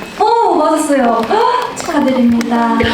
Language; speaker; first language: Korean; native; Korean